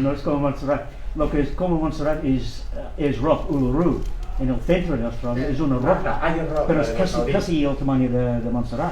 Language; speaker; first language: Spanish; non-native, learner; English